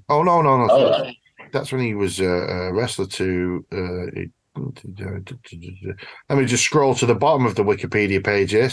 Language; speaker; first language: English; native; English